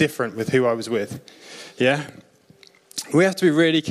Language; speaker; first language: English; native; English